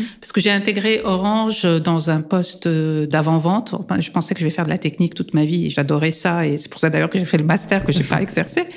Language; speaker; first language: French; non-native, local second language; Armenian